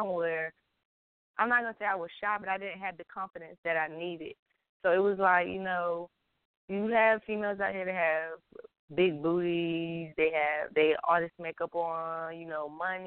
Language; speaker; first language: English; native; English